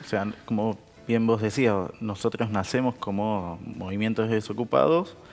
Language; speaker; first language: Spanish; native; Spanish